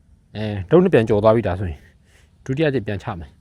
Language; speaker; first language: Burmese; native; Burmese